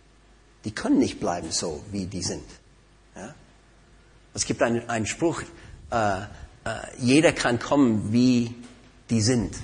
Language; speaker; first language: German; non-native, fluent; English